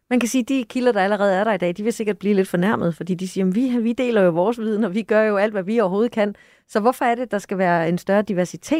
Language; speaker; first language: Danish; native; Danish